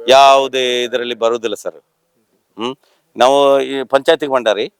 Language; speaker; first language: Kannada; native; Kannada